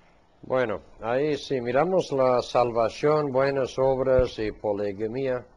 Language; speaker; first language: Spanish; non-native, fluent; English